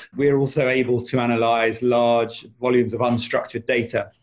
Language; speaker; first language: English; native; English